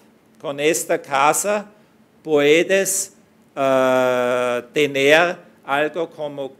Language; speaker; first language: Spanish; non-native, fluent; German